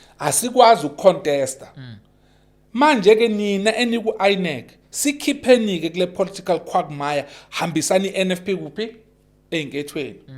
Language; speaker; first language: Zulu; non-native, local second language; English